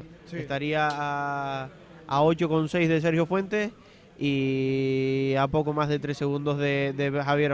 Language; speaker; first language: Spanish; native; Spanish